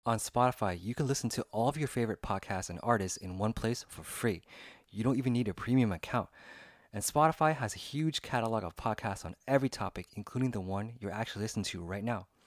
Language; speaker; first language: English; early bilingual, other home language; Vietnamese